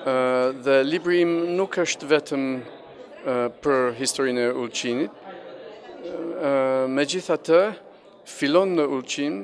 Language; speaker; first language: Albanian; non-native, fluent; English